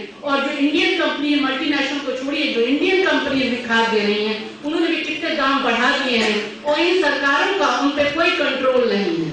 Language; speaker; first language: Hindi; native; Hindi